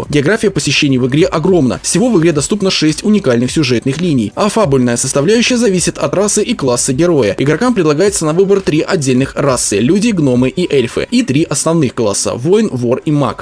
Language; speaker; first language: Russian; native; Russian